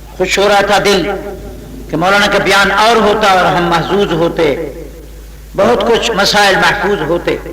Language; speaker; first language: Urdu; non-native, local second language; Saraiki